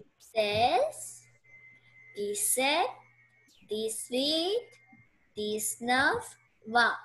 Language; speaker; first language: French; non-native, learner; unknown